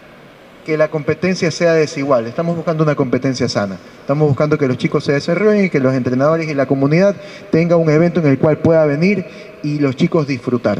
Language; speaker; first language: Spanish; native; Spanish